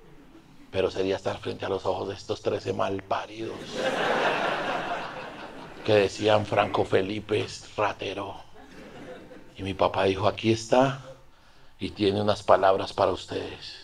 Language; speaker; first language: Spanish; native; Spanish